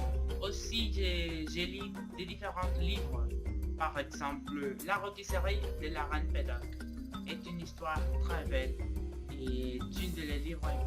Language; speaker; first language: French; non-native, learner; Spanish